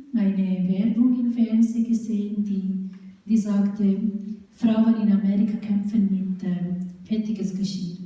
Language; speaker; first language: German; non-native, fluent; Urdu